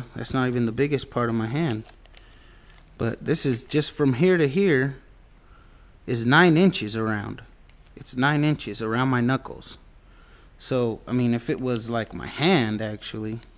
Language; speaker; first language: English; native; English